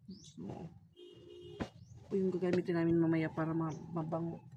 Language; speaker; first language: Filipino; native; Filipino